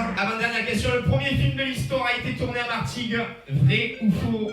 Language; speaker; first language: French; native; French